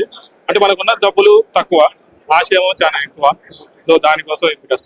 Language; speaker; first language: Telugu; native; Telugu